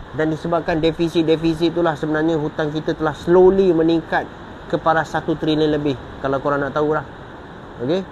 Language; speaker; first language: Malay; native; Malay